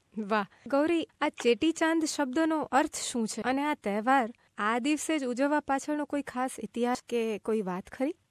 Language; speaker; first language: Gujarati; native; Gujarati